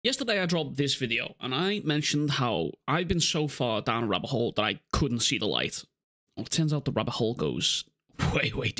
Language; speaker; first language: English; native; English